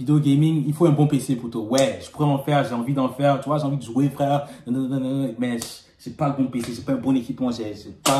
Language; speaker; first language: French; native; French